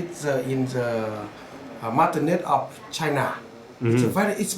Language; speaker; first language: English; non-native, learner; Vietnamese